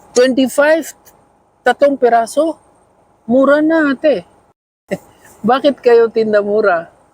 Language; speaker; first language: Filipino; non-native, learner; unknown